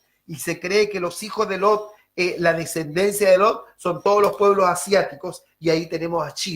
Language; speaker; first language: Spanish; native; Spanish